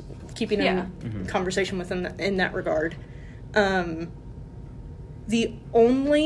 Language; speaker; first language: English; native; English